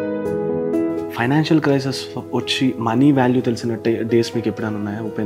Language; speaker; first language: Telugu; native; Telugu